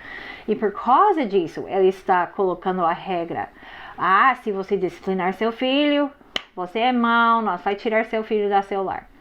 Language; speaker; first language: Portuguese; non-native, fluent; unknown